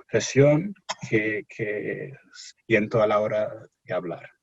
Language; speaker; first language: Spanish; non-native, fluent; English